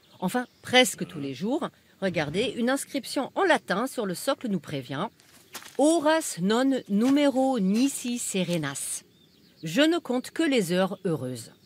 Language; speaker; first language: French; non-native, fluent; German